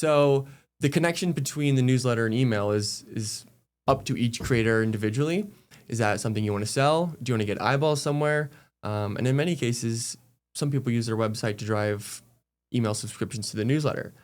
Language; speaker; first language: English; native; English